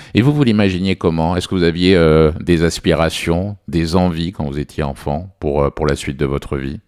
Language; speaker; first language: French; native; French